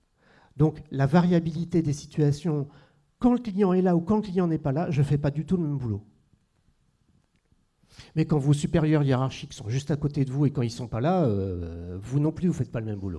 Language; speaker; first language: French; native; French